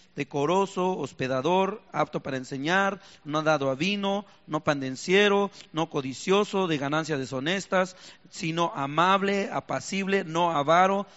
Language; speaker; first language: Spanish; native; Spanish